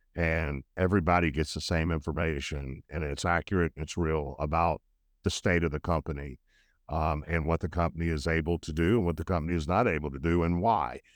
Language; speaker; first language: English; native; English